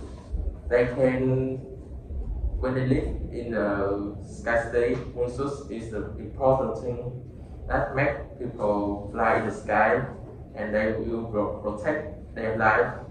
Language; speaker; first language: English; non-native, learner; Vietnamese